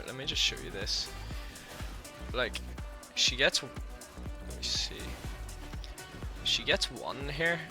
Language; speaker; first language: English; native; English